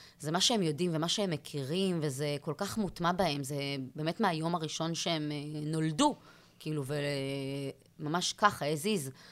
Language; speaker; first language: Hebrew; native; Hebrew